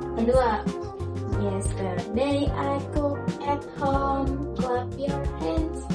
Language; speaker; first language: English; non-native, learner; Indonesian